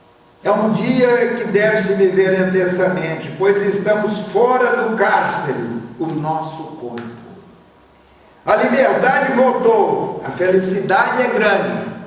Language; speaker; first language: Portuguese; native; Portuguese